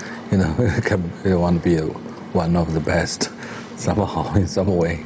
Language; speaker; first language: English; non-native, fluent; Chinese